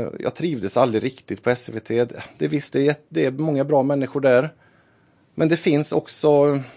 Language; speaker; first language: Swedish; native; Swedish